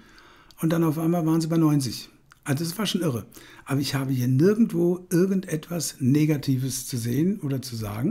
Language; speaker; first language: German; native; German